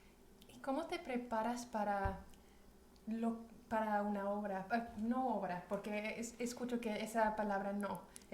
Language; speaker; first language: Spanish; early bilingual, heritage; Spanish